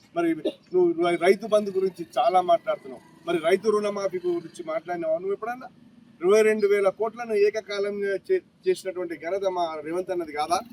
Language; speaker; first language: Telugu; native; Telugu